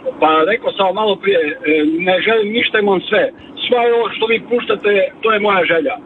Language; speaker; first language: Croatian; native; Croatian